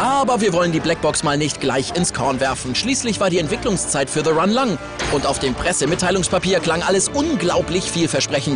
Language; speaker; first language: German; native; German